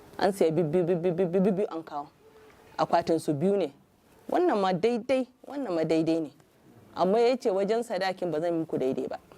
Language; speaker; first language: Hausa; non-native, local second language; Arabic